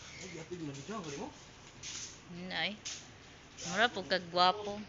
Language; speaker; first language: Filipino; native; Filipino